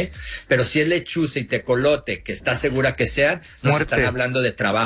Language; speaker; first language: Spanish; native; Spanish